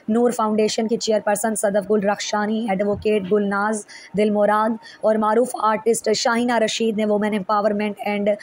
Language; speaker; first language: Urdu; non-native, local second language; Baluchi